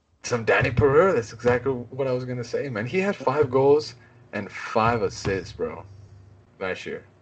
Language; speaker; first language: English; early bilingual, other home language; Spanish